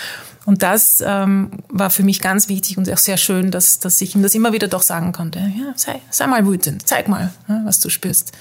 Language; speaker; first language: German; early bilingual, heritage; German